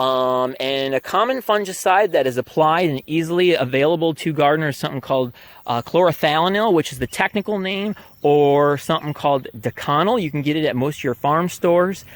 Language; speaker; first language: English; native; English